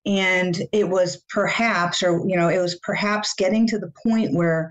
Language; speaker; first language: English; native; English